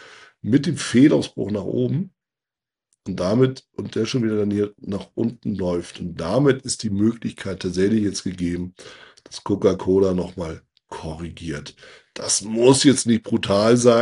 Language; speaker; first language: German; native; German